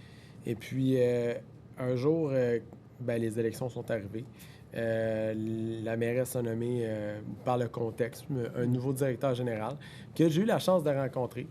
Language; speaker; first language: French; native; French